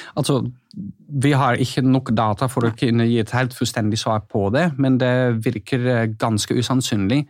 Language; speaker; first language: Norwegian; non-native, fluent; Dutch